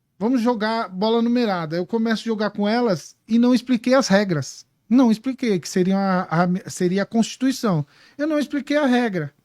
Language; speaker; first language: Portuguese; native; Portuguese